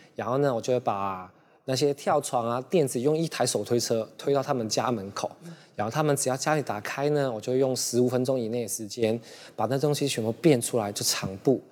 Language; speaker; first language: Chinese; non-native, local second language; Cantonese